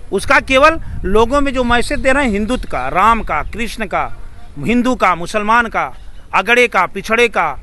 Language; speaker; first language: Hindi; native; Hindi